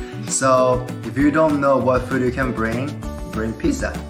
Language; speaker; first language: English; non-native, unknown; Chinese